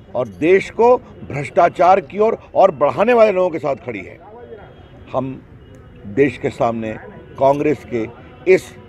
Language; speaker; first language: Hindi; native; Hindi